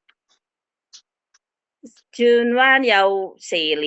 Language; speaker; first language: Cantonese; non-native, learner; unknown